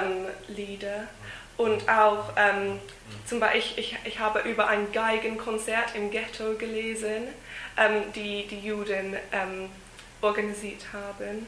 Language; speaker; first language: German; non-native, fluent; English